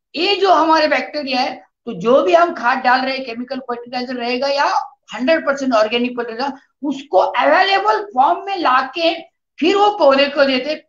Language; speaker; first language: Hindi; non-native, local second language; Marathi